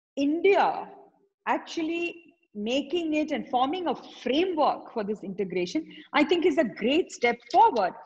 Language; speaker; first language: English; non-native, local second language; Tamil